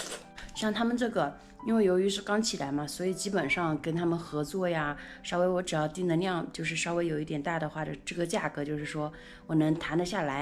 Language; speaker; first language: Chinese; native; Chinese